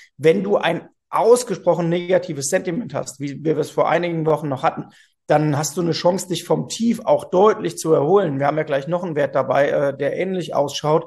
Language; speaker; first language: German; native; German